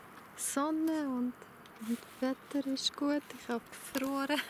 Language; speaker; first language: German; non-native, learner; Swedish